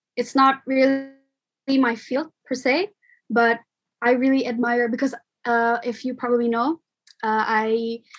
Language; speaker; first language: English; non-native, fluent; Indonesian